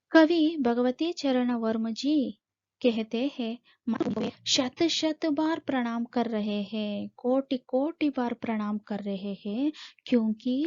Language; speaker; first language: Hindi; non-native, local second language; Kannada